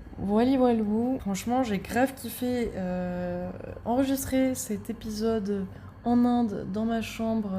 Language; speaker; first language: French; native; French